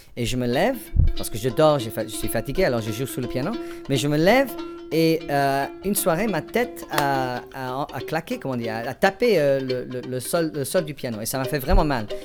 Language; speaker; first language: French; non-native, fluent; English